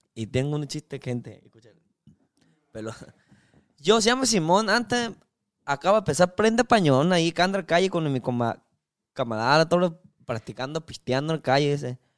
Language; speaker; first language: Spanish; non-native, learner; Chinese